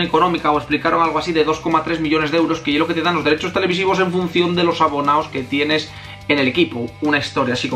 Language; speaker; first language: Spanish; native; Spanish